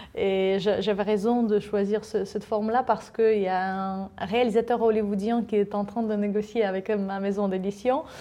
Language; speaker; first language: French; non-native, fluent; Russian